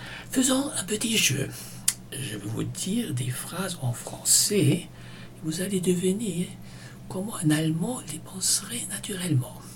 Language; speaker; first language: French; non-native, fluent; German